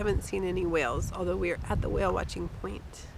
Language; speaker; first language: English; native; English